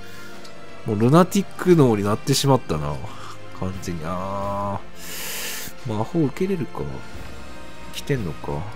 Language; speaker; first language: Japanese; native; Japanese